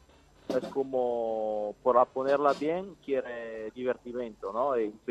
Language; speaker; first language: Spanish; non-native, learner; Italian